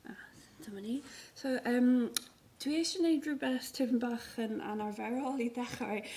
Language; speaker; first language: Welsh; non-native, local second language; English